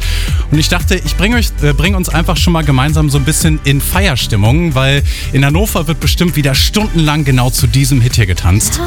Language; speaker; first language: German; native; German